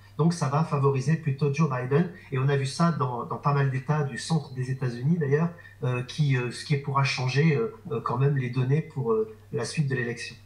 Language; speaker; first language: French; native; French